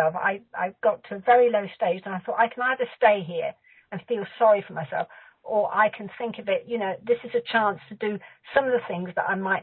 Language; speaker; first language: English; native; English